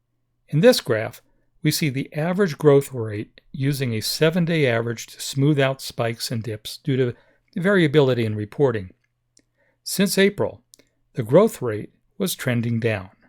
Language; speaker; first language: English; native; English